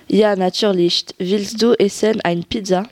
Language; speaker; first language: German; non-native, learner; French